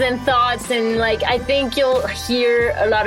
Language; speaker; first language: English; non-native, fluent; French